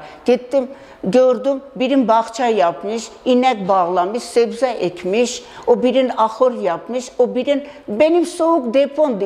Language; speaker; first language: Turkish; non-native, learner; Armenian